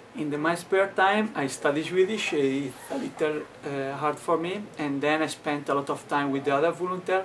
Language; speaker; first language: English; non-native, learner; Italian